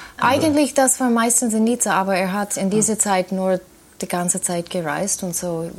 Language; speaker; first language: German; non-native, fluent; English